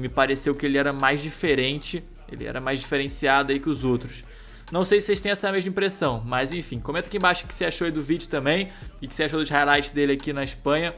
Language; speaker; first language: Portuguese; native; Portuguese